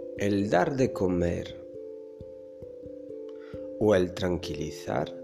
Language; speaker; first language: Spanish; non-native, fluent; French